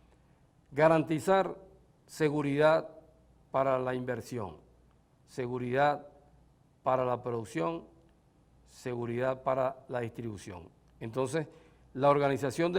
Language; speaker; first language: Spanish; native; Spanish